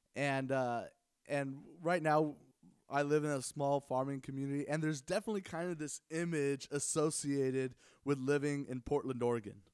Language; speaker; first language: English; native; English